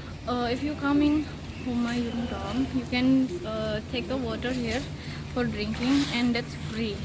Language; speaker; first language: English; non-native, learner; Indonesian